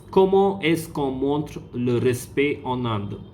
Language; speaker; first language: French; non-native, fluent; Tamil